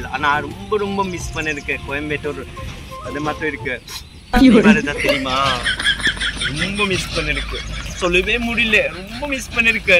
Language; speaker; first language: Tamil; non-native, learner; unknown